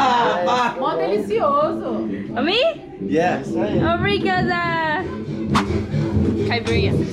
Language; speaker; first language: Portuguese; non-native, learner; Thai